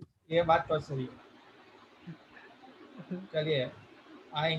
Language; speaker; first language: Hindi; native; Hindi